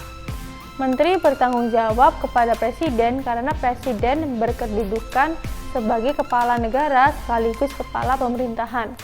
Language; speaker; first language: Indonesian; native; Indonesian